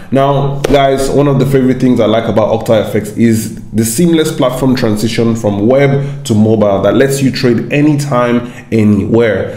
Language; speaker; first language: English; non-native, local second language; Yoruba